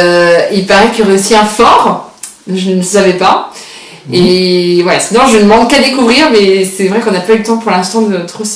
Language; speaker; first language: French; native; French